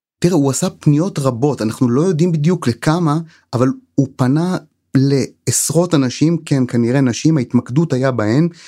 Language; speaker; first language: Hebrew; native; Hebrew